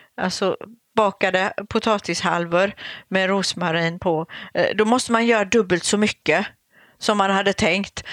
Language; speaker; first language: Swedish; native; Swedish